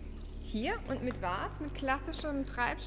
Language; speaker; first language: German; native; German